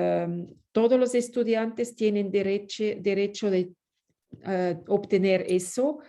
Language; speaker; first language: Spanish; non-native, fluent; French